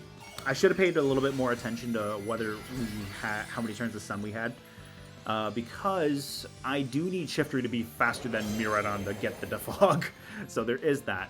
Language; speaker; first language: English; native; English